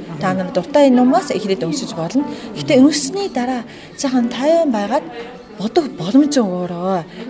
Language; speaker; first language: Mongolian; non-native, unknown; Japanese